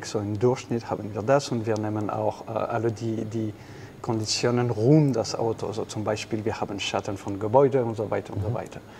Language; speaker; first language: German; non-native, fluent; French